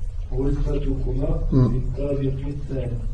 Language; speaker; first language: Arabic; non-native, learner; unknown